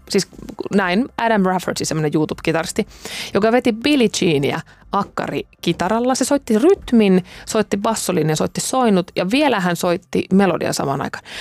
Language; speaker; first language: Finnish; native; Finnish